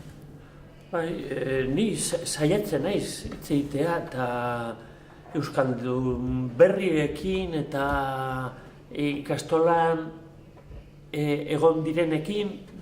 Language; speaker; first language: Basque; non-native, local second language; Spanish